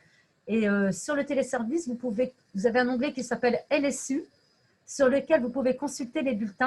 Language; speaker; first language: French; native; French